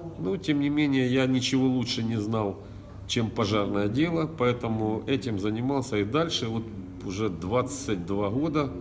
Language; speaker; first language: Russian; native; Russian